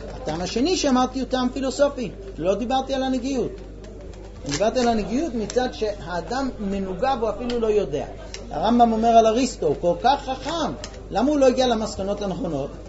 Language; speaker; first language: Hebrew; non-native, fluent; English